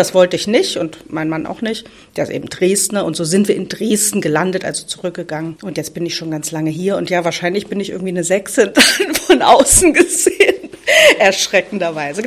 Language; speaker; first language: German; native; German